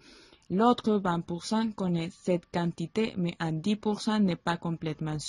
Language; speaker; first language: French; non-native, learner; Spanish